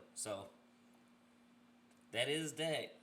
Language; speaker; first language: English; native; English